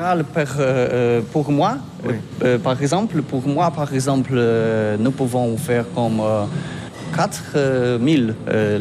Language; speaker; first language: French; non-native, learner; Polish